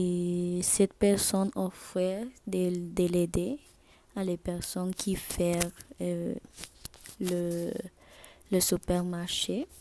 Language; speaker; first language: French; non-native, learner; Spanish